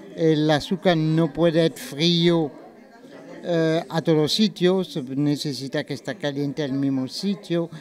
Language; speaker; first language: Spanish; non-native, learner; French